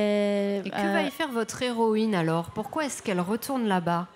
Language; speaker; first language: French; native; French